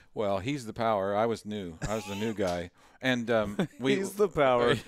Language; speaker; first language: English; native; English